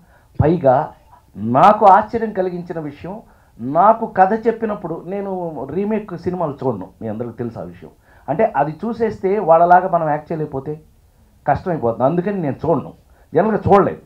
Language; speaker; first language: Telugu; native; Telugu